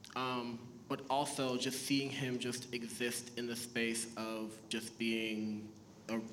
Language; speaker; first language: English; early bilingual, other home language; Haitian Creole